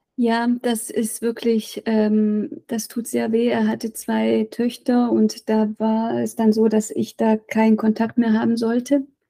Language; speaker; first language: German; native; German